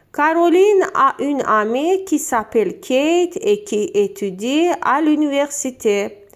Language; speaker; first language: French; non-native, fluent; Azerbaijani